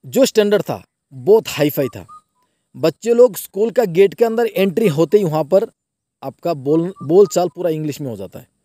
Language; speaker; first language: Hindi; non-native, local second language; Bangla